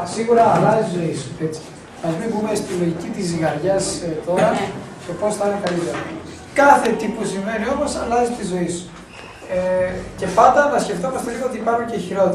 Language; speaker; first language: Greek; native; Greek